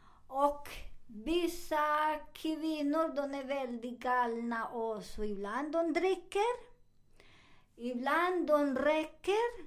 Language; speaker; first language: Swedish; non-native, learner; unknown